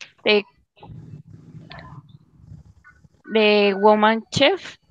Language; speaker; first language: English; non-native, learner; Spanish